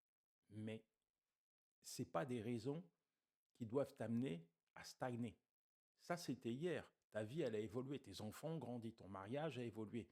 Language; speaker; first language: French; native; French